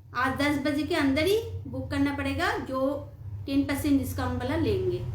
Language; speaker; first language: Hindi; non-native, local second language; Bangla